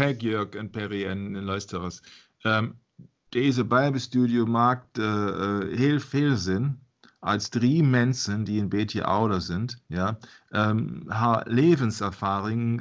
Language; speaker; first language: Dutch; non-native, learner; German